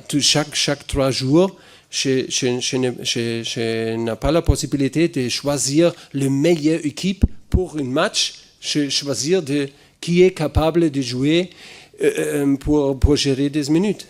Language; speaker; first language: French; non-native, fluent; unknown